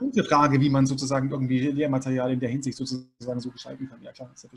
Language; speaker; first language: German; native; German